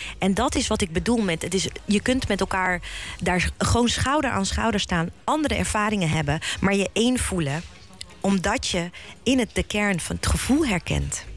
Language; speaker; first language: Dutch; early bilingual, other home language; Bosnian